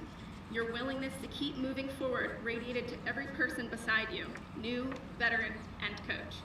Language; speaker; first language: English; native; English